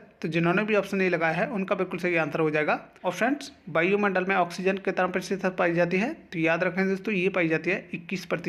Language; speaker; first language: Hindi; native; Hindi